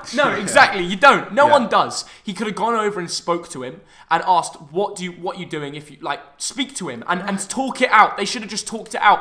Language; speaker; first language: English; native; English